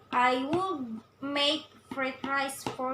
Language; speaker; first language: English; non-native, learner; Indonesian